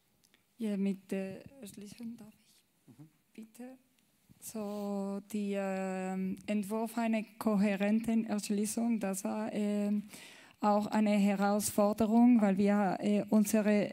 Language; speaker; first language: German; non-native, learner; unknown